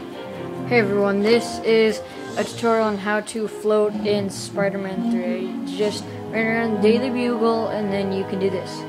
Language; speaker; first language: English; native; English